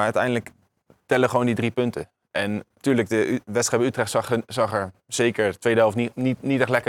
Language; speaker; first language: Dutch; native; Dutch